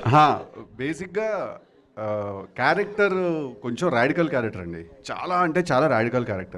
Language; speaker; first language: Telugu; native; Telugu